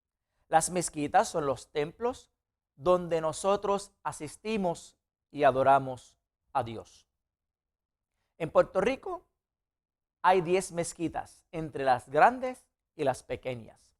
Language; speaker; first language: Spanish; non-native, fluent; Arabic